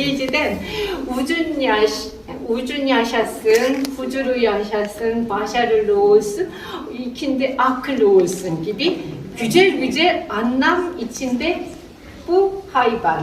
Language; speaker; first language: Turkish; non-native, learner; Korean